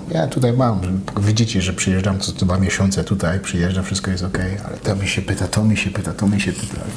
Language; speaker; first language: Polish; early bilingual, heritage; Polish